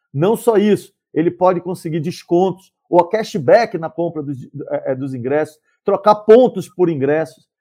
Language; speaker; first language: Portuguese; native; Portuguese